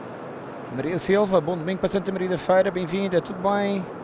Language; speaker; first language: Portuguese; native; Portuguese